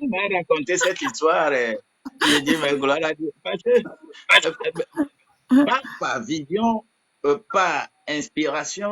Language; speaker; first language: French; non-native, local second language; Ewe